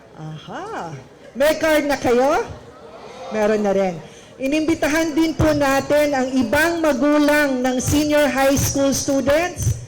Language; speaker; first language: Filipino; native; Filipino